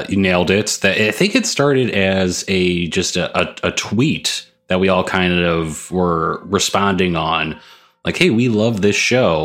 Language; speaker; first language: English; native; English